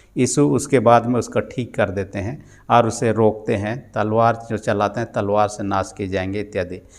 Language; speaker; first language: Hindi; non-native, local second language; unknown